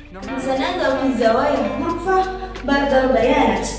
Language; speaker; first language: Arabic; non-native, learner; Indonesian